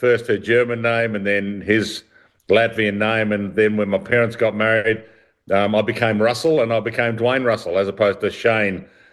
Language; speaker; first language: English; native; English